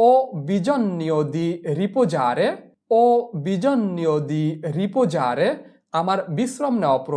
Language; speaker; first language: Italian; non-native, fluent; Bangla